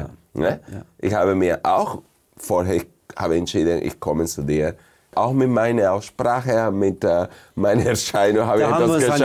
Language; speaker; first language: German; non-native, fluent; Spanish